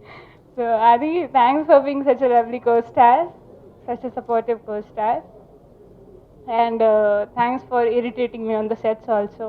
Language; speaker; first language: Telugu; non-native, fluent; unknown